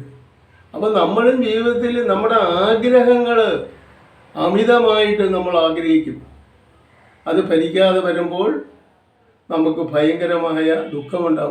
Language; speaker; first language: Malayalam; native; Malayalam